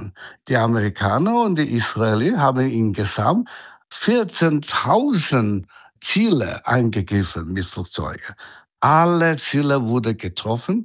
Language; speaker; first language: German; non-native, fluent; Chinese